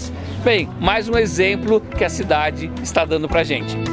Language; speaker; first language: Portuguese; native; Portuguese